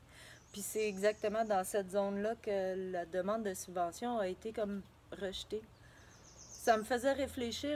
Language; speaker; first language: French; native; French